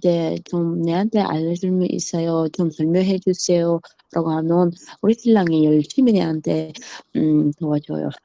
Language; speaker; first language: Korean; non-native, learner; Uzbek